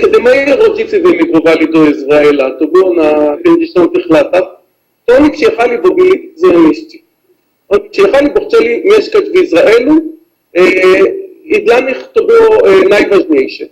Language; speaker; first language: Polish; early bilingual, heritage; Hebrew